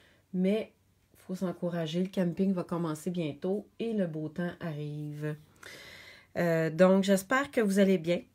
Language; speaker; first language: French; native; French